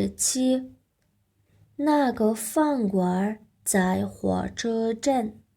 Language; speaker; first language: Chinese; non-native, fluent; Mongolian